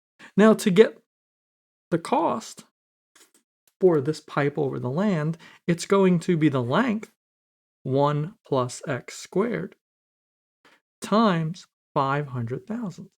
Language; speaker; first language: English; native; English